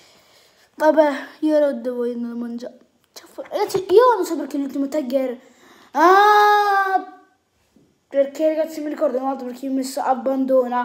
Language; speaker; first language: Italian; native; Italian